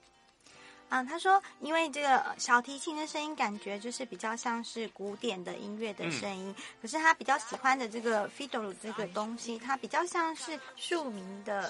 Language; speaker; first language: Chinese; native; Chinese